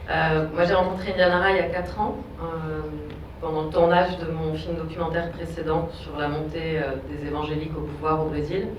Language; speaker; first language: French; native; French